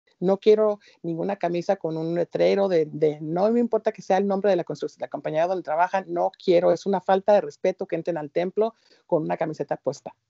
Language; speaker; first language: Spanish; early bilingual, heritage; Spanish